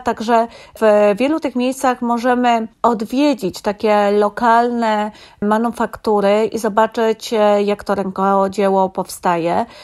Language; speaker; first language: Polish; native; Polish